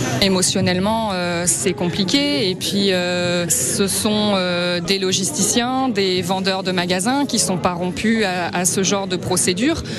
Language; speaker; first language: French; native; French